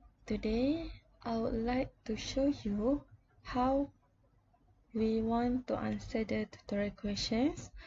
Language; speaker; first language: English; non-native, local second language; Malay